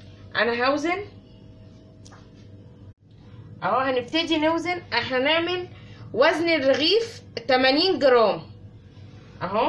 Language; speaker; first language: Arabic; native; Arabic